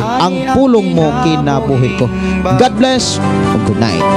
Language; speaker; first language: Cebuano; native; Cebuano